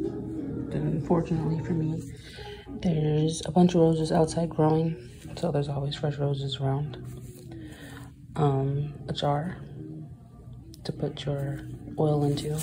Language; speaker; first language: English; native; English